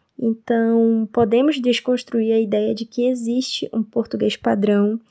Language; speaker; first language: Portuguese; native; Portuguese